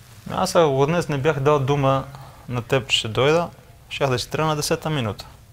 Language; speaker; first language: Bulgarian; non-native, fluent; Greek